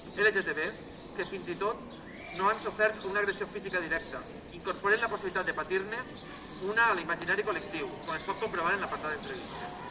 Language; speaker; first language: Catalan; native; Catalan